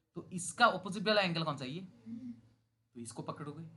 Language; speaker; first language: Hindi; non-native, local second language; Bangla